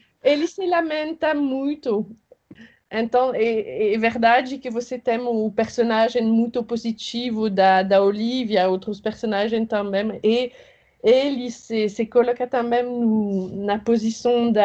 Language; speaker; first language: Portuguese; non-native, fluent; French